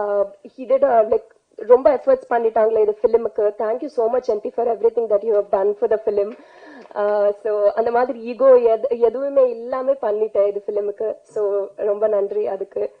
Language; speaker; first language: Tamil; non-native, learner; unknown